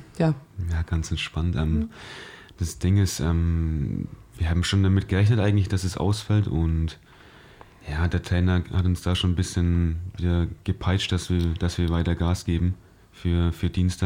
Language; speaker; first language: German; native; German